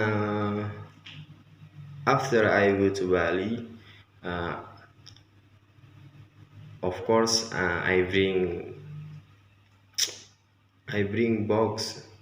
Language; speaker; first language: English; non-native, learner; Indonesian